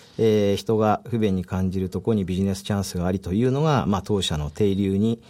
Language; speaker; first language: Japanese; native; Japanese